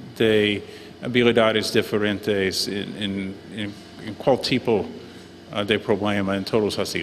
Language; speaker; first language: Portuguese; non-native, learner; English